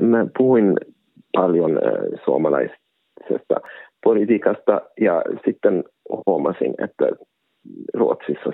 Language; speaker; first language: Finnish; non-native, local second language; Swedish